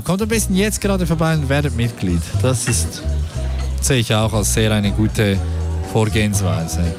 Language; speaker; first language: German; native; German